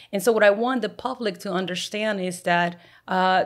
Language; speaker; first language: English; native; English